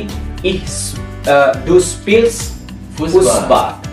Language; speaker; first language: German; non-native, learner; Indonesian